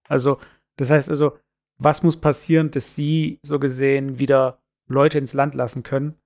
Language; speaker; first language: German; native; German